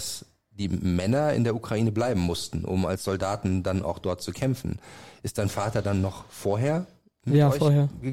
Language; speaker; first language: German; native; German